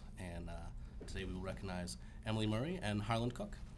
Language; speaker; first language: English; native; English